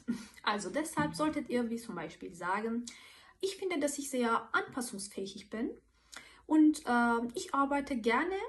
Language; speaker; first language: German; non-native, fluent; Turkish